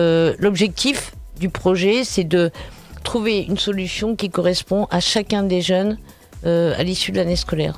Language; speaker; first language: French; native; French